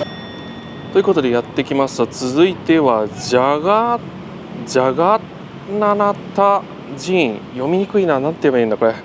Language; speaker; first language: Japanese; native; Japanese